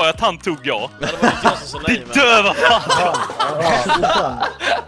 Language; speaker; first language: Swedish; native; Swedish